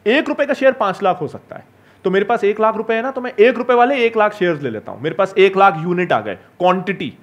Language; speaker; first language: Hindi; native; Hindi